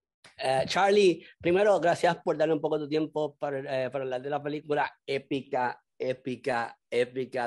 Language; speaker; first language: Spanish; native; Spanish